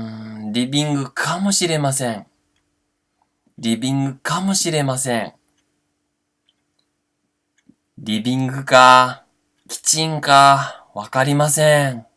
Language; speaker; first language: Japanese; non-native, fluent; Portuguese